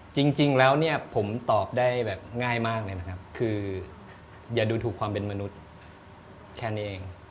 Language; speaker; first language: Thai; native; Thai